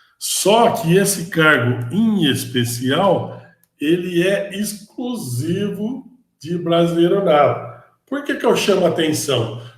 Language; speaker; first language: Portuguese; native; Portuguese